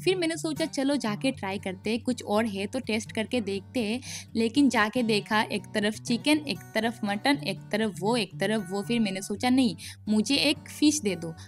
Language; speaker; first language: Hindi; non-native, local second language; Bangla